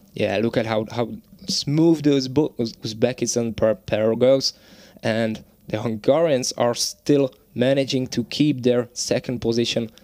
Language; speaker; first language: English; non-native, fluent; Czech